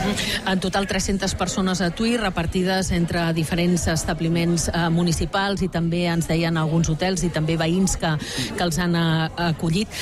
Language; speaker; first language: Catalan; native; Catalan